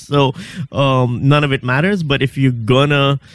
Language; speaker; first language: English; non-native, local second language; Urdu